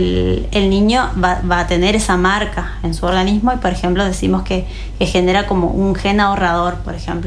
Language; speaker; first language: Spanish; native; Spanish